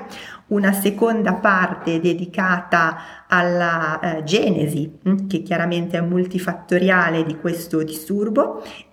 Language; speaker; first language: Italian; native; Italian